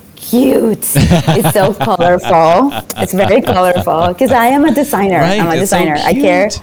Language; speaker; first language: English; non-native, fluent; Spanish